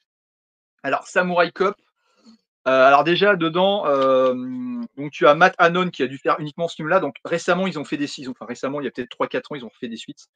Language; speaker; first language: French; native; French